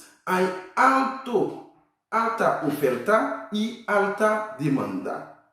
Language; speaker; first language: Spanish; non-native, fluent; Haitian Creole